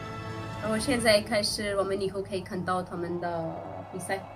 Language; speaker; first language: Chinese; non-native, fluent; Urdu